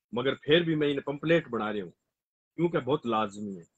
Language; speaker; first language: Hindi; non-native, local second language; Rajasthani